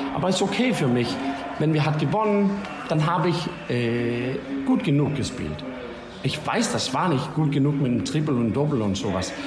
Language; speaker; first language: German; non-native, learner; Danish